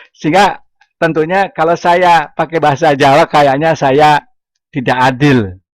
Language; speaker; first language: Indonesian; non-native, local second language; Sundanese